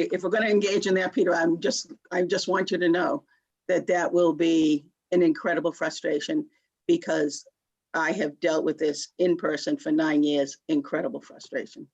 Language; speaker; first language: English; native; English